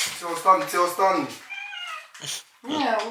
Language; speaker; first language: Ukrainian; non-native, learner; Arabic